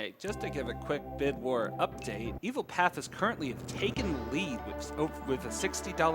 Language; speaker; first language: English; native; English